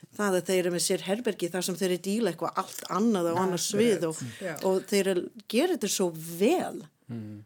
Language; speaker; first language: Icelandic; non-native, fluent; English